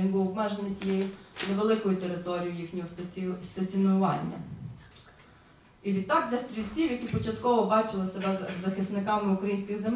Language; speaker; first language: Ukrainian; native; Ukrainian